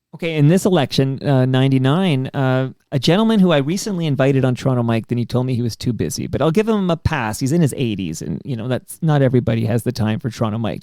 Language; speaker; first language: English; native; English